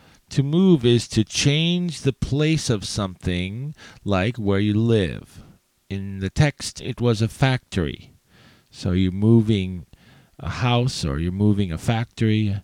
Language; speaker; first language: English; native; English